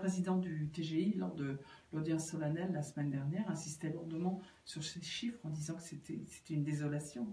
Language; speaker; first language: French; native; French